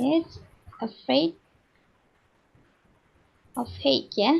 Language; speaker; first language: English; non-native, learner; Indonesian